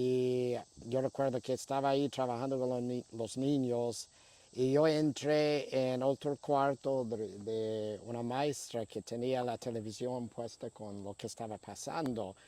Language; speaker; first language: Spanish; non-native, fluent; English